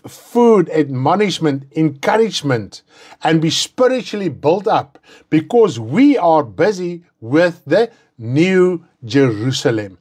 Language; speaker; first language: English; non-native, local second language; Afrikaans